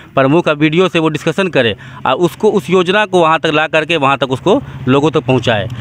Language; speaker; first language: Hindi; native; Hindi